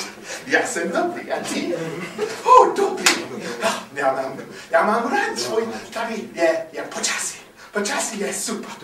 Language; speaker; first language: Czech; non-native, learner; English